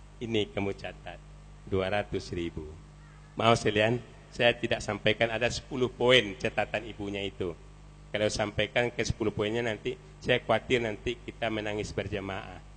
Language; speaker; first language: Indonesian; non-native, local second language; Minangkabau